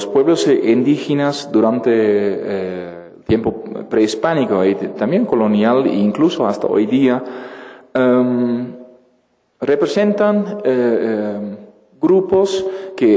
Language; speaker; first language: Spanish; non-native, fluent; Dutch